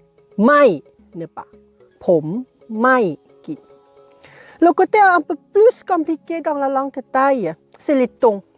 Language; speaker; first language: French; non-native, fluent; Thai